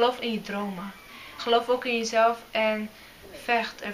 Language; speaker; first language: Dutch; early bilingual, other home language; Arabic